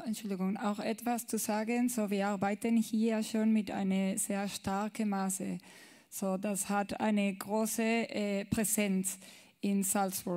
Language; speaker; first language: German; non-native, learner; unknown